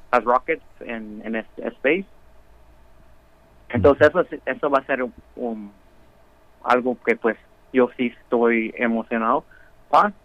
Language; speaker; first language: Spanish; early bilingual, heritage; Spanish